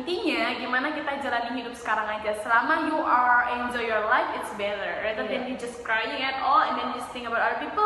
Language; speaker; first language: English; non-native, learner; Indonesian